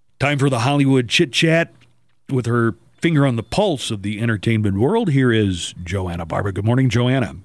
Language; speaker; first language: English; native; English